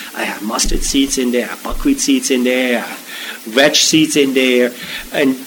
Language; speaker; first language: English; non-native, fluent; German